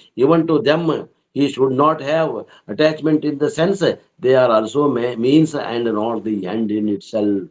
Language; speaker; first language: English; non-native, local second language; Kannada